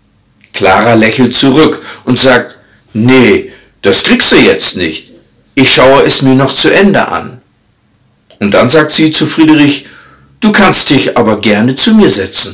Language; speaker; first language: German; native; German